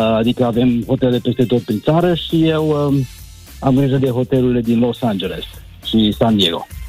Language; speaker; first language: Romanian; native; Romanian